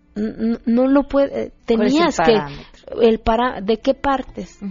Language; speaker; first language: Spanish; non-native, local second language; Zapotec